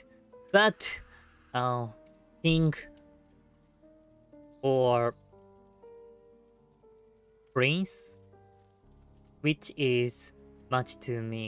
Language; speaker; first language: English; non-native, learner; Japanese